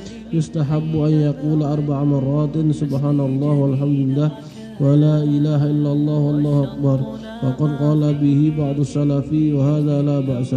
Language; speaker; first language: Arabic; non-native, fluent; Indonesian